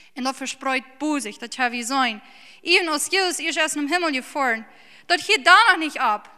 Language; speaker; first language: German; early bilingual, heritage; English